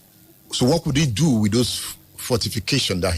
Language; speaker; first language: English; non-native, local second language; Yoruba